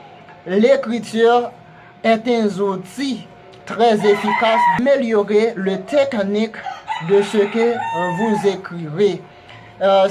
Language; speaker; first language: French; non-native, local second language; Haitian Creole